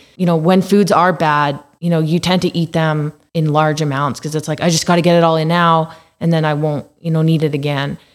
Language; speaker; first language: English; native; English